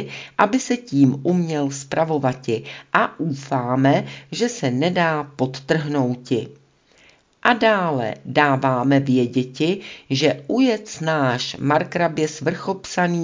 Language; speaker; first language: Czech; native; Czech